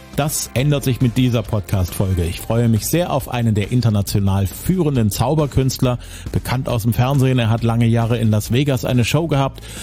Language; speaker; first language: German; native; German